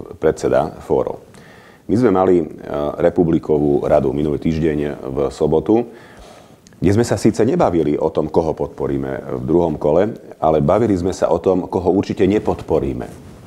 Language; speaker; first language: Slovak; non-native, local second language; Hungarian